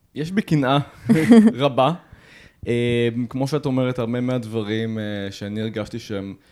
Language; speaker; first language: Hebrew; native; Hebrew